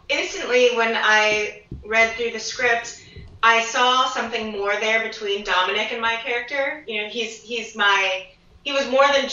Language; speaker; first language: English; native; English